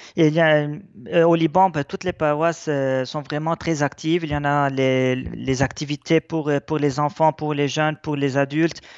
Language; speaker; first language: French; non-native, local second language; Arabic